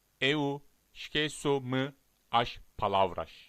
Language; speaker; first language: Portuguese; non-native, learner; Turkish